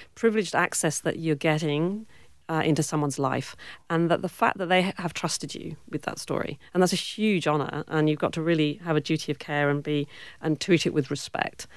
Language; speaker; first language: English; native; English